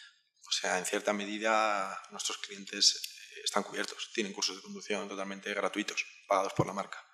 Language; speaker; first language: Spanish; native; Spanish